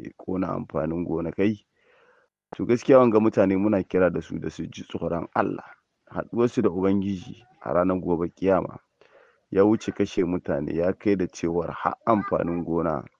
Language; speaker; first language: Hausa; native; Hausa